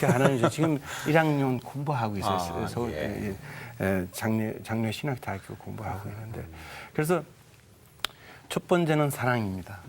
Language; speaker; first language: Korean; non-native, fluent; Persian